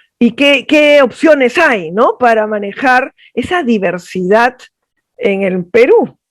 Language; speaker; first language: Spanish; native; Spanish